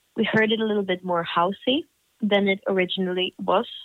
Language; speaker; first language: English; non-native, fluent; Swedish